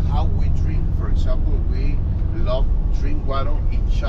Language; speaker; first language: English; non-native, fluent; Spanish